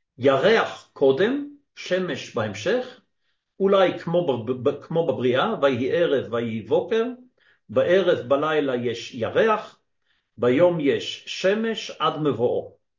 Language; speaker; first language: Hebrew; native; Hebrew